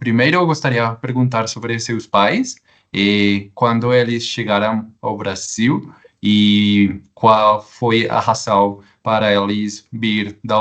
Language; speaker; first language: Portuguese; non-native, fluent; Spanish